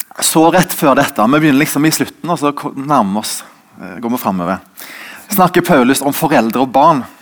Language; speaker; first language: Norwegian; native; Norwegian